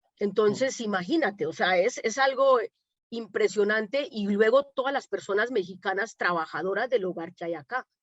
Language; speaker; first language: Spanish; native; Spanish